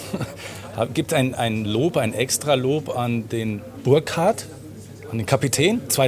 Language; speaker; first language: German; native; German